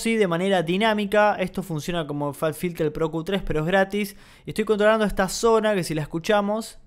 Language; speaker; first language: Spanish; native; Spanish